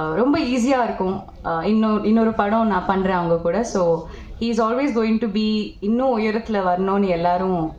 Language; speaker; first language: Tamil; non-native, local second language; Malayalam